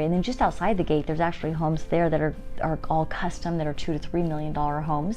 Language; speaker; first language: English; native; English